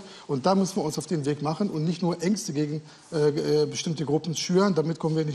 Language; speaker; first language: German; native; German